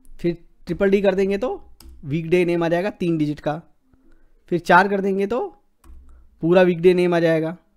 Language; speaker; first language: Hindi; native; Hindi